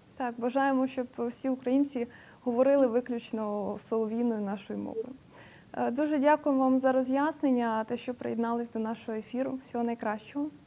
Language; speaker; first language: Ukrainian; native; Ukrainian